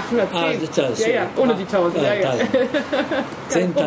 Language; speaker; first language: German; native; German